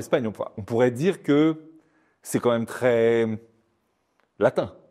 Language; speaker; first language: French; native; French